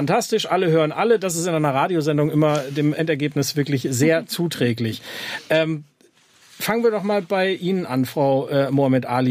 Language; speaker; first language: German; native; German